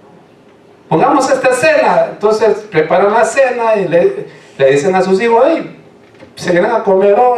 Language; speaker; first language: Spanish; native; Spanish